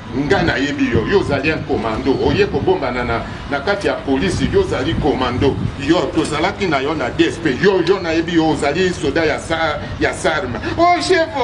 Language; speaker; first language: Lingala; native; Lingala